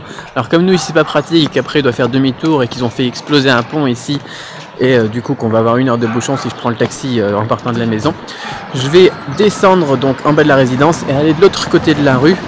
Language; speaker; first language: French; native; French